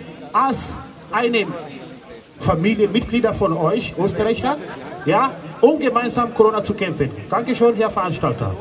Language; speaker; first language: German; non-native, fluent; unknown